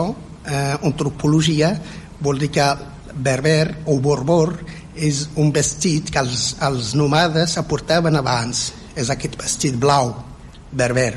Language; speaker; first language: Catalan; non-native, fluent; Berber languages